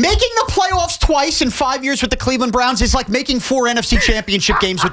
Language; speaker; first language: English; native; English